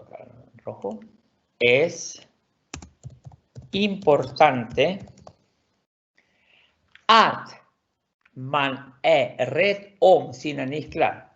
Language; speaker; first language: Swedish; non-native, fluent; Spanish